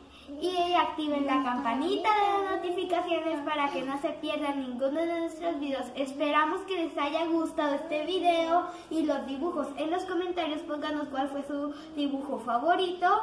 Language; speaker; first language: Spanish; native; Spanish